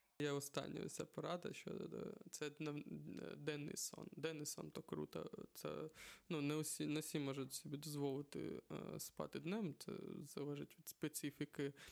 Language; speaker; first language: Ukrainian; non-native, local second language; Russian